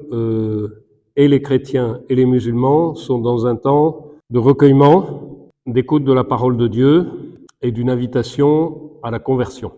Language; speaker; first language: French; native; French